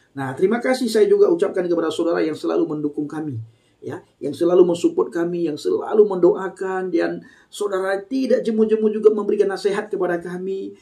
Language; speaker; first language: Indonesian; non-native, local second language; Achinese